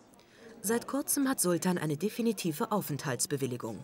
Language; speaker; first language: German; native; German